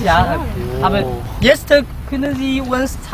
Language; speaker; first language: German; non-native, learner; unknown